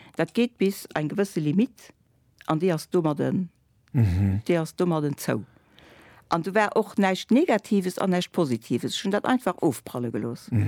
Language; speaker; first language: Luxembourgish; early bilingual, other home language; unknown